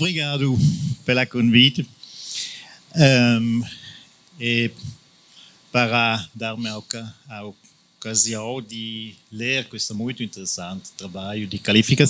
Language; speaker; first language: Portuguese; non-native, learner; French